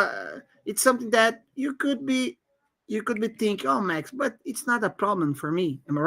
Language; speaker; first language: English; non-native, fluent; Portuguese